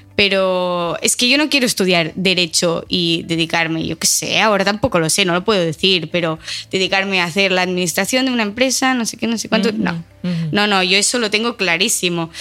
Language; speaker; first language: Spanish; non-native, local second language; Catalan